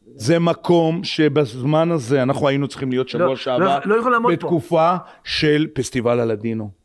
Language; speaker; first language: Hebrew; native; Hebrew